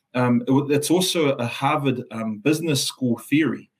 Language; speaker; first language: English; non-native, local second language; Samoan